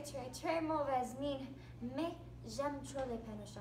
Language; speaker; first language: French; non-native, learner; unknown